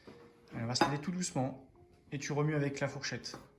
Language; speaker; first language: French; native; French